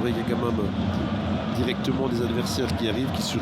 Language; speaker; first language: French; native; French